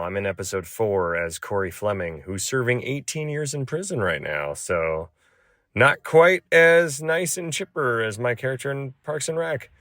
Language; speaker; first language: English; native; English